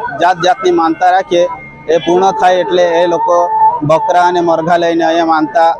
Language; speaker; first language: Gujarati; non-native, local second language; Kukna